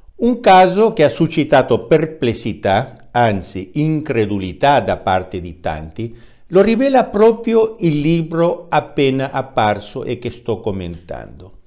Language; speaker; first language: Italian; non-native, fluent; Spanish